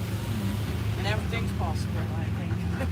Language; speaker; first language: English; non-native, learner; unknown